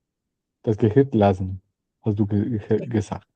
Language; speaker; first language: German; non-native, learner; Spanish